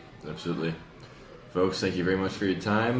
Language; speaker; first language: English; native; English